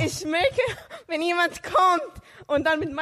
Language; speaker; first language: German; non-native, learner; Arabic